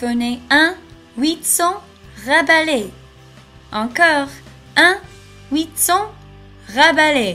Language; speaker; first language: French; non-native, learner; English